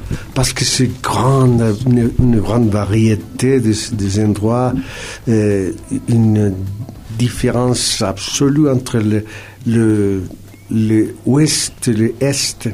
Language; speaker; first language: French; non-native, fluent; Spanish